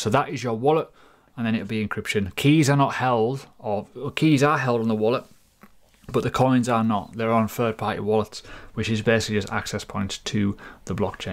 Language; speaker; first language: English; native; English